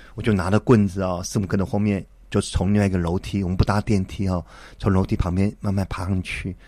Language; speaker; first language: Chinese; native; Chinese